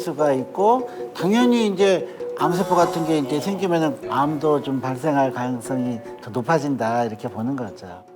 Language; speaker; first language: Korean; native; Korean